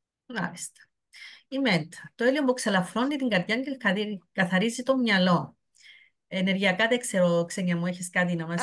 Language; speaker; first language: Greek; native; Greek